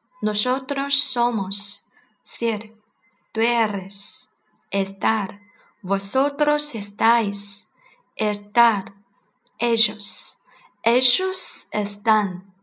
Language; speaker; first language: Spanish; non-native, learner; Chinese